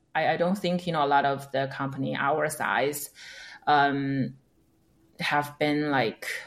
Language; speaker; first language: English; non-native, fluent; Chinese